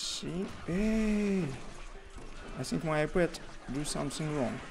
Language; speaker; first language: English; non-native, learner; Russian